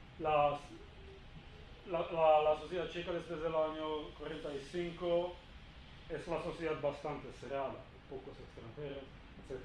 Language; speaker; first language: Spanish; non-native, fluent; Czech